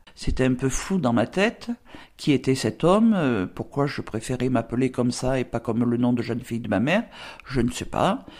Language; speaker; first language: French; native; French